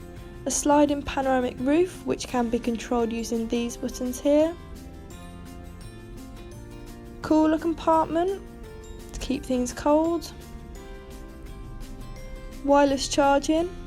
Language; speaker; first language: English; native; English